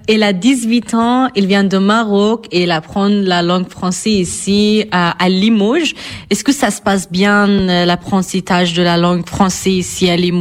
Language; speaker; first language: French; non-native, fluent; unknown